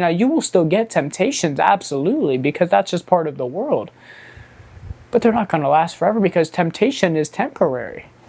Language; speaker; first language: English; native; English